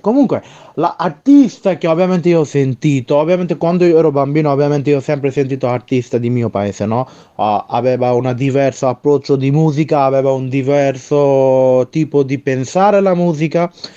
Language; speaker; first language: Italian; non-native, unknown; Bangla